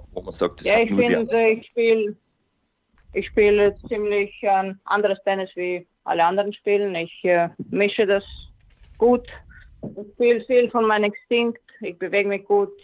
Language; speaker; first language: German; non-native, fluent; Latvian